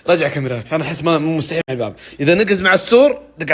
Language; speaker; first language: Arabic; native; Arabic